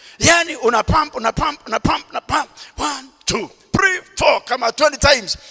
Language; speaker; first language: Swahili; non-native, local second language; Kikuyu